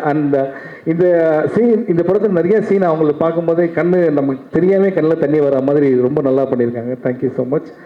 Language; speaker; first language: Tamil; native; Tamil